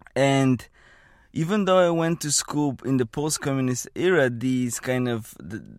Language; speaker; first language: English; non-native, fluent; Bulgarian